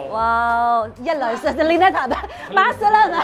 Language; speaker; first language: Arabic; non-native, learner; Chinese